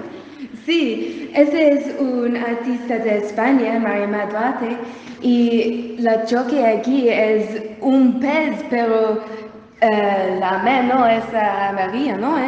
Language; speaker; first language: Spanish; non-native, learner; English